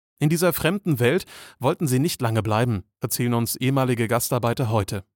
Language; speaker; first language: German; native; German